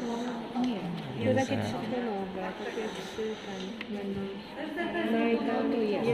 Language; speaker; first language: Polish; native; Polish